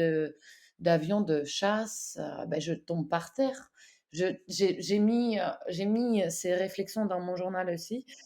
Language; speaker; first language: French; non-native, fluent; Ukrainian